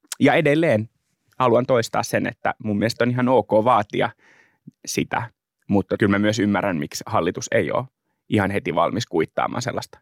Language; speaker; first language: Finnish; native; Finnish